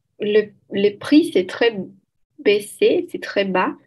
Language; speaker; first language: French; non-native, learner; Portuguese